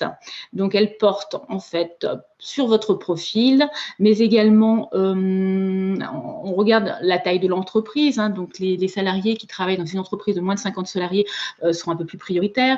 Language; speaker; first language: French; native; French